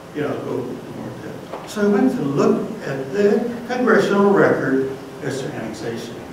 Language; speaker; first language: English; native; English